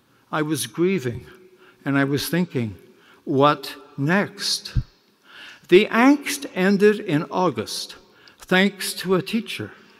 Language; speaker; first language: English; native; English